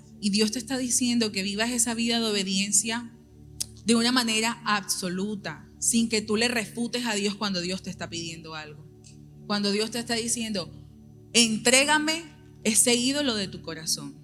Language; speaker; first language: Spanish; native; Spanish